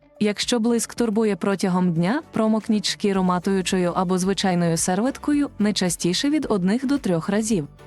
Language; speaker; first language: Ukrainian; native; Ukrainian